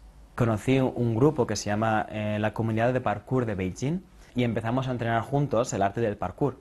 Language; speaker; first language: Spanish; native; Spanish